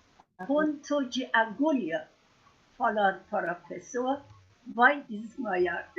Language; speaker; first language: Portuguese; non-native, fluent; Persian